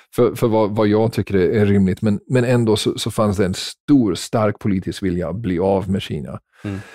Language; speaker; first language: Swedish; non-native, fluent; English